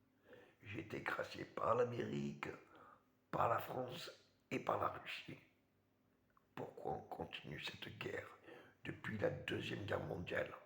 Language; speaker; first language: French; native; French